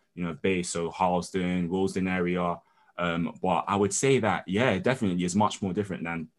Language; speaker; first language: English; native; English